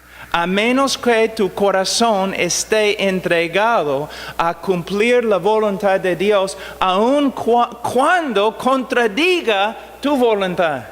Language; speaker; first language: Spanish; non-native, fluent; English